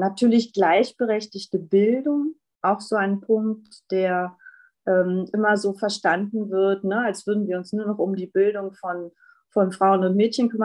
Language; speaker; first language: German; native; German